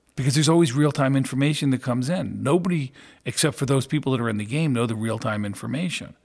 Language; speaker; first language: English; native; English